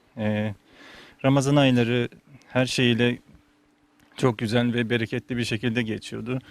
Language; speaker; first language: Turkish; native; Turkish